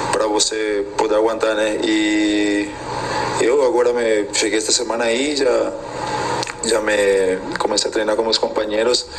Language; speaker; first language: Portuguese; non-native, fluent; Spanish